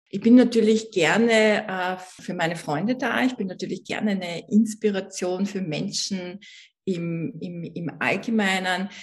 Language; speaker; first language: German; native; German